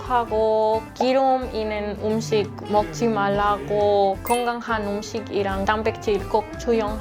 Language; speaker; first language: Korean; non-native, learner; Spanish